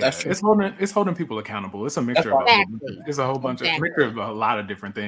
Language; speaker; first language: English; native; English